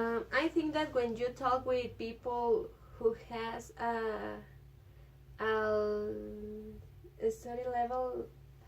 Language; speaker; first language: English; non-native, learner; Spanish